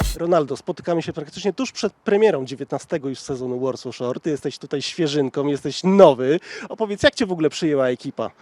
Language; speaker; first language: Polish; native; Polish